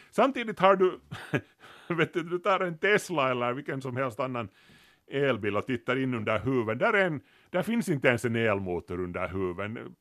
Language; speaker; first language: Swedish; native; Swedish